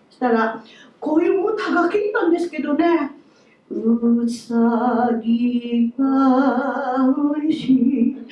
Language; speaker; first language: Japanese; non-native, fluent; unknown